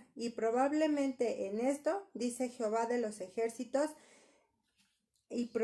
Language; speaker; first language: Spanish; native; Spanish